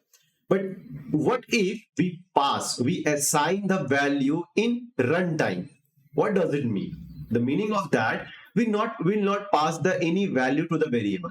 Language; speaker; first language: English; non-native, local second language; Hindi